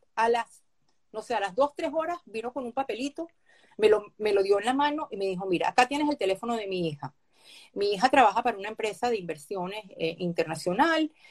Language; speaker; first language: Spanish; early bilingual, other home language; Hebrew